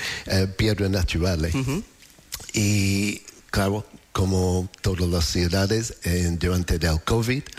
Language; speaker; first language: Spanish; non-native, fluent; English